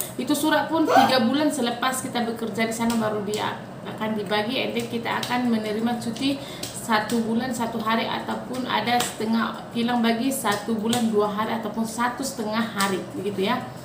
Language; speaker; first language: Malay; non-native, fluent; Batak Toba